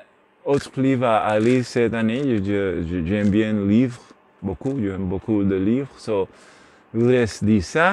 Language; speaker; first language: French; non-native, learner; Spanish